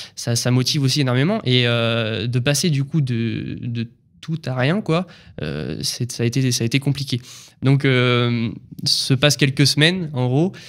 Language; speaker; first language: French; native; French